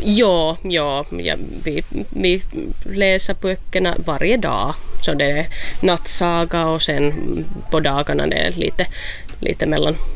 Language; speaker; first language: Swedish; non-native, local second language; Finnish